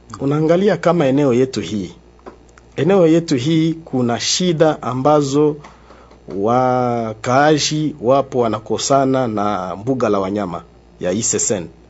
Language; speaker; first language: Swahili; non-native, local second language; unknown